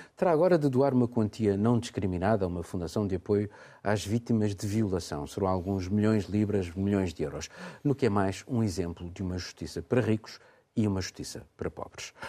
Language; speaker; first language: Portuguese; native; Portuguese